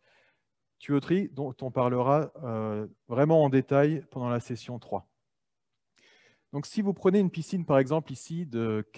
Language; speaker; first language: French; native; French